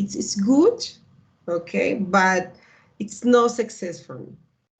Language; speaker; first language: English; non-native, learner; Spanish